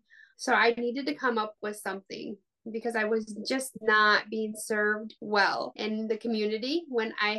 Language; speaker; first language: English; native; English